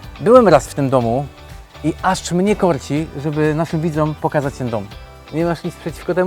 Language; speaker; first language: Polish; native; Polish